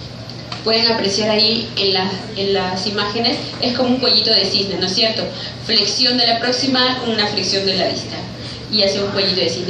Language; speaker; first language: Spanish; native; Spanish